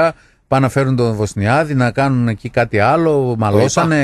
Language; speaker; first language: Greek; native; Greek